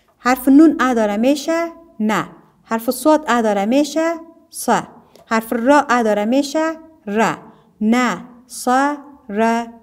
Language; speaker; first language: Persian; native; Persian